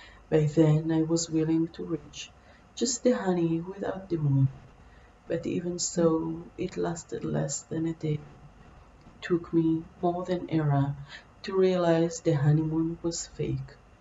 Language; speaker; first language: English; non-native, fluent; Hebrew